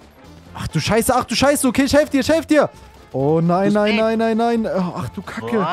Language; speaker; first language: German; native; German